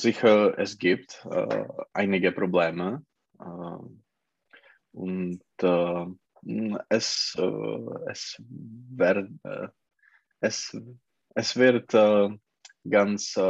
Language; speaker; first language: German; non-native, learner; Czech